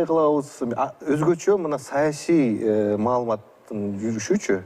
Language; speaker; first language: Kyrgyz; native; Kyrgyz